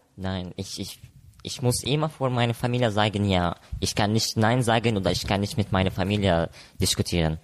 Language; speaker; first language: German; non-native, learner; Arabic